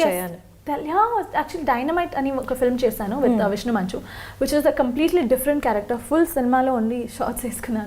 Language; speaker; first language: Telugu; non-native, local second language; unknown